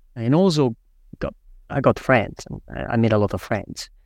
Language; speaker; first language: English; non-native, fluent; Italian